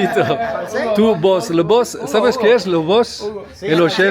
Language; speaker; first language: Spanish; non-native, learner; Portuguese